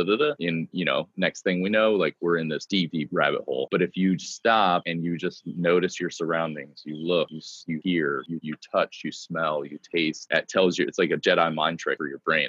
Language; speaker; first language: English; native; English